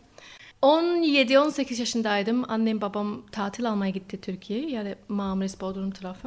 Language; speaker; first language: Turkish; non-native, learner; English